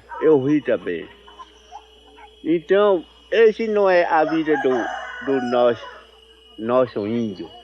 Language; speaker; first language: Portuguese; non-native, local second language; Kayapó